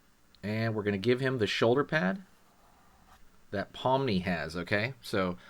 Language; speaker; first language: English; native; English